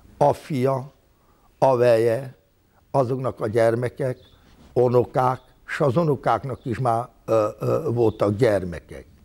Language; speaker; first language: Hungarian; non-native, local second language; Romany